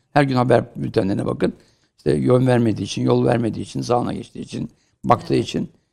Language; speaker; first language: Turkish; native; Turkish